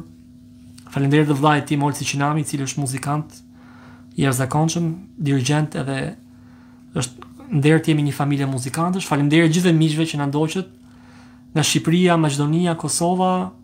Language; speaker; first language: Albanian; native; Albanian